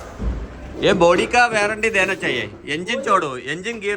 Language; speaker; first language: Hindi; non-native, local second language; Malayalam